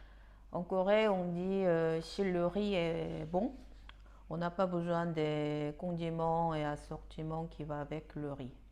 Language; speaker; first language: French; non-native, fluent; Korean